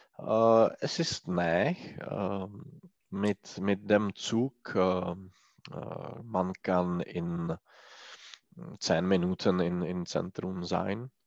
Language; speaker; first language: German; non-native, learner; Czech